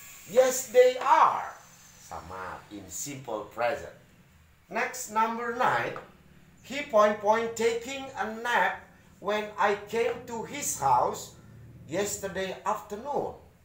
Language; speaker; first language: English; non-native, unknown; Indonesian